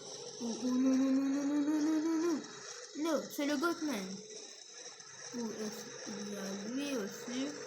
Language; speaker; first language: French; non-native, fluent; English